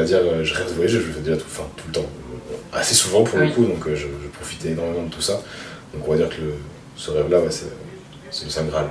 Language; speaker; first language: French; native; French